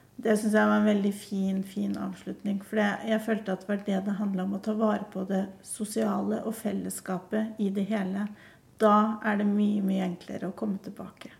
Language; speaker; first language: Norwegian; native; Norwegian